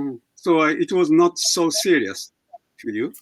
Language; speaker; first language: English; non-native, fluent; Japanese